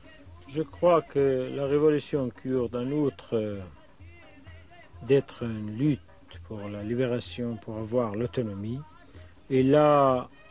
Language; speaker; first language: French; non-native, fluent; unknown